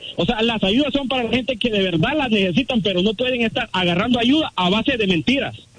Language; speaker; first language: Spanish; native; Spanish